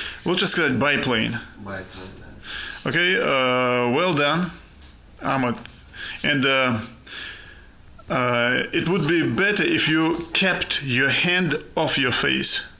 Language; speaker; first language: English; non-native, fluent; Russian